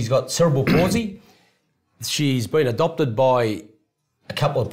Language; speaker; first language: English; native; English